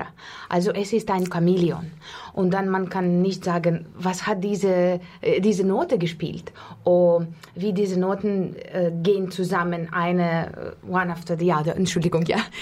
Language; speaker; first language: German; non-native, learner; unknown